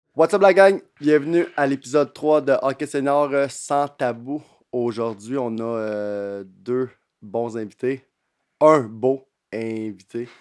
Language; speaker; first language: French; native; French